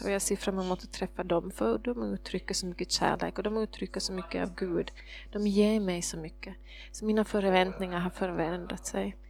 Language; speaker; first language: Swedish; non-native, fluent; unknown